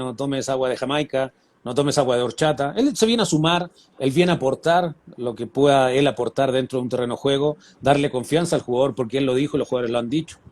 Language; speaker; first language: Spanish; native; Spanish